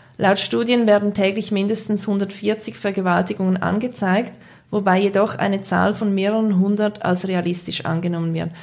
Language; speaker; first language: German; native; German